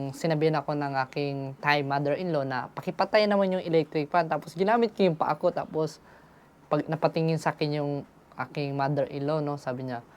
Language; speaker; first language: Filipino; non-native, local second language; Cebuano